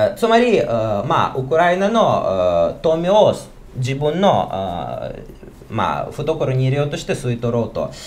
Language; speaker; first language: Japanese; non-native, fluent; Ukrainian